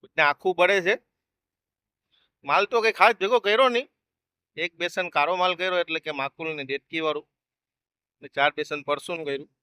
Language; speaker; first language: Gujarati; native; Gujarati